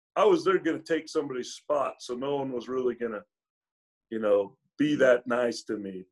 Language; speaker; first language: English; native; English